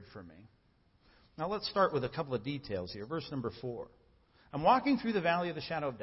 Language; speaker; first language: English; native; English